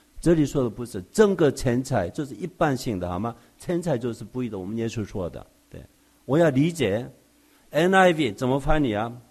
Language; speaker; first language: Chinese; non-native, fluent; Korean